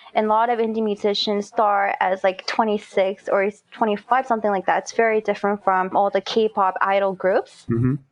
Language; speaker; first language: English; non-native, fluent; Korean